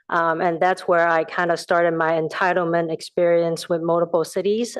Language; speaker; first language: English; non-native, fluent; Chinese